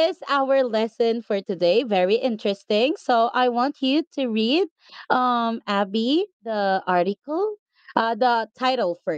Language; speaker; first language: English; non-native, local second language; Filipino